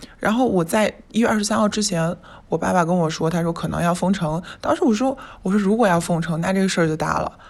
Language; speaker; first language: Chinese; native; Chinese